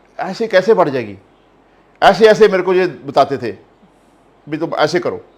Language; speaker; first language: Hindi; non-native, local second language; Punjabi